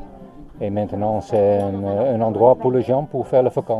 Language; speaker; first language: French; non-native, learner; Dutch